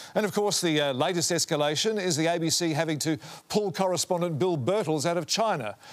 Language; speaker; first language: English; native; English